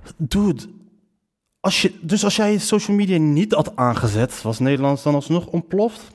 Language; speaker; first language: Dutch; early bilingual, other home language; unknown